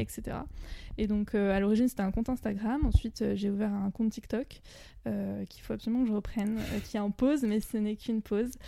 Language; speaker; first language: French; native; French